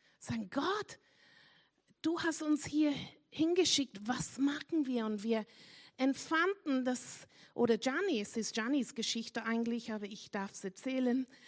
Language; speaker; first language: German; non-native, fluent; English